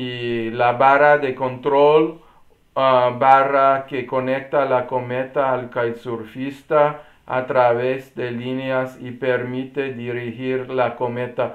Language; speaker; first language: Spanish; non-native, learner; English